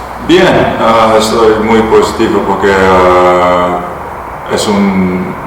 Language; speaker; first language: Spanish; non-native, learner; Dutch